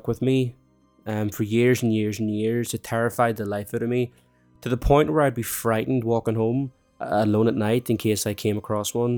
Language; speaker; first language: English; native; English